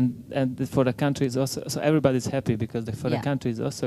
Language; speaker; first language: English; non-native, learner; Hungarian